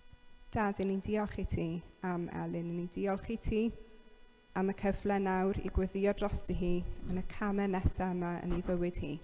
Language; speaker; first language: Welsh; native; Welsh